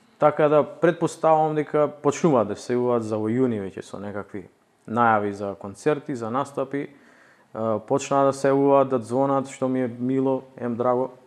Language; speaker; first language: Macedonian; native; Macedonian